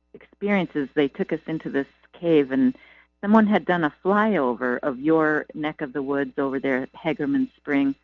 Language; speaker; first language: English; native; English